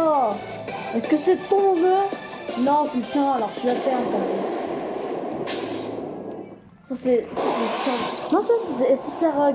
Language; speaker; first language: French; native; French